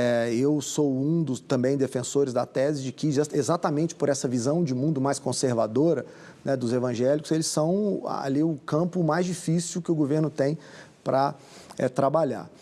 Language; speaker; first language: Portuguese; native; Portuguese